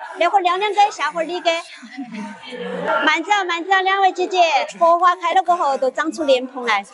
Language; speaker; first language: Chinese; native; Chinese